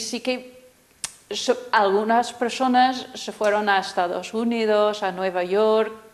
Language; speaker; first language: Spanish; non-native, fluent; English